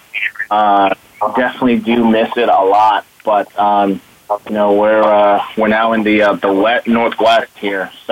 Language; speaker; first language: English; native; English